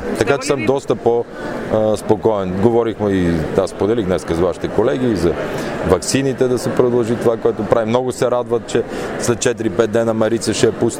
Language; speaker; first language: Bulgarian; native; Bulgarian